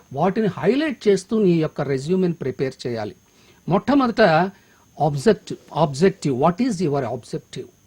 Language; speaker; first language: Telugu; native; Telugu